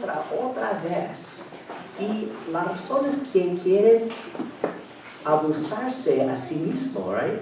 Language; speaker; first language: Spanish; non-native, fluent; English